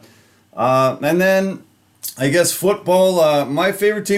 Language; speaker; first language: English; native; English